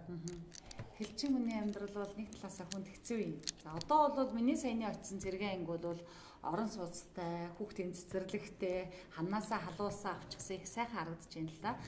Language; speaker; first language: Mongolian; native; Mongolian